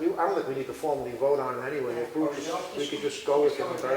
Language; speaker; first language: English; native; English